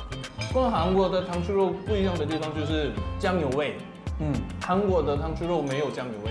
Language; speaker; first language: Chinese; non-native, fluent; Korean